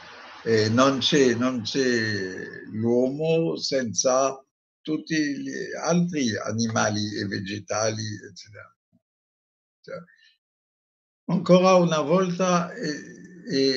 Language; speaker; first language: Italian; non-native, fluent; French